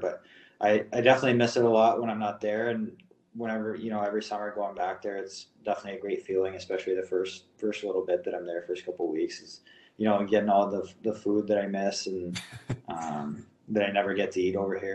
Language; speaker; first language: English; non-native, fluent; Russian